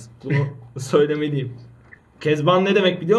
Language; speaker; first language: Turkish; native; Turkish